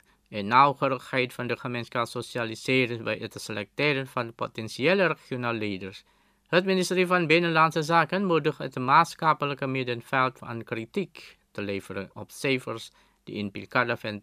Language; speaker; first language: Dutch; non-native, fluent; Indonesian